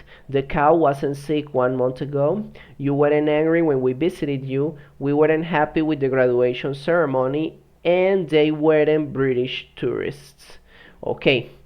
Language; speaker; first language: English; non-native, fluent; Spanish